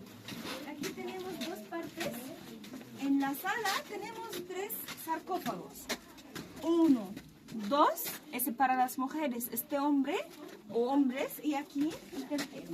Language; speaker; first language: Spanish; non-native, fluent; Arabic